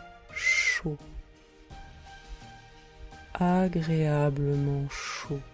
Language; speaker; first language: French; native; French